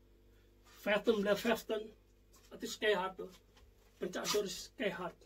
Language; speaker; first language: Dutch; non-native, fluent; Indonesian